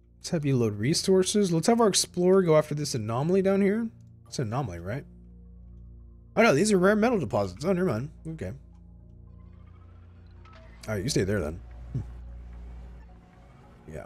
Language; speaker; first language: English; native; English